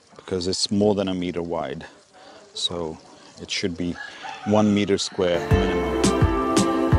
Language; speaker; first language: English; non-native, local second language; Urdu